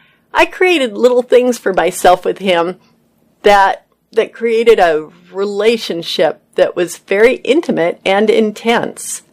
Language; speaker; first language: English; native; English